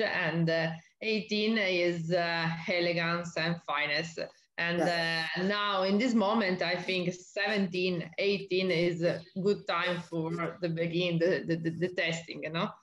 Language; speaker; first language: English; non-native, learner; Italian